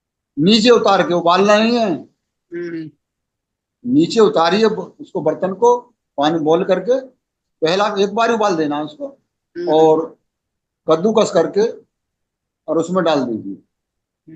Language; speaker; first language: Hindi; native; Hindi